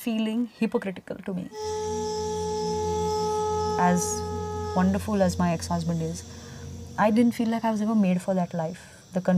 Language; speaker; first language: English; non-native, local second language; Marathi